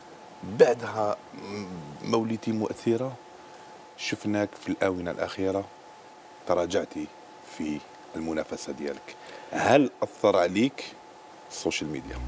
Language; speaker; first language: Arabic; native; Arabic